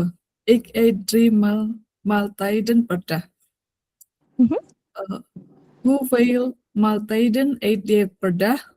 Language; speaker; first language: Dutch; non-native, learner; Indonesian